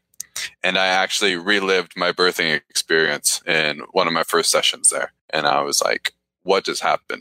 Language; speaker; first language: English; native; English